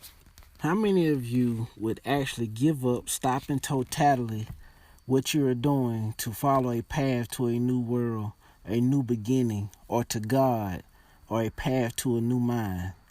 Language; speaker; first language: English; native; English